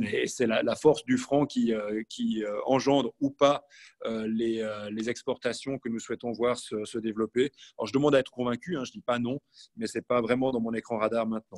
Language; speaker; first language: French; native; French